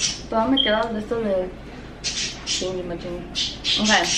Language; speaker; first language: Spanish; early bilingual, heritage; Spanish